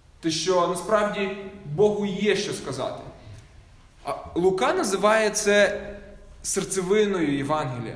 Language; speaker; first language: Ukrainian; non-native, local second language; Russian